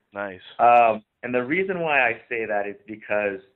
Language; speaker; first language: English; native; English